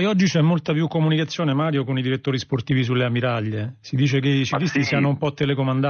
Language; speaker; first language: Italian; native; Italian